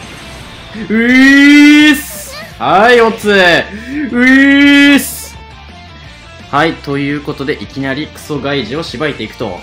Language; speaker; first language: Japanese; native; Japanese